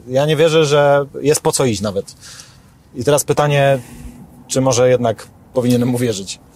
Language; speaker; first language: Polish; native; Polish